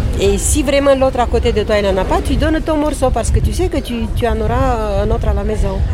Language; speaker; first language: French; non-native, fluent; Romanian